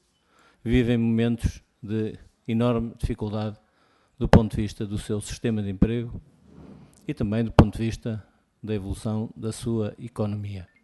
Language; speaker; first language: Portuguese; native; Portuguese